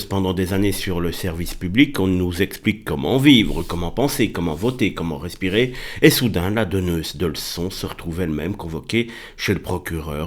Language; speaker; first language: French; native; French